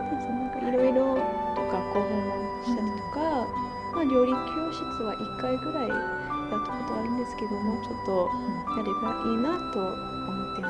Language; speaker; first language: Japanese; non-native, fluent; English